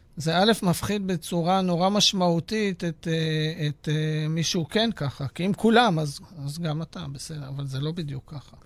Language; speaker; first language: Hebrew; native; Hebrew